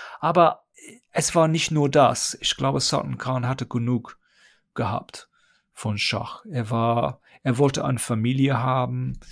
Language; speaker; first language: German; non-native, fluent; English